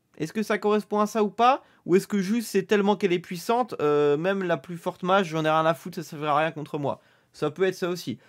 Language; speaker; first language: French; native; French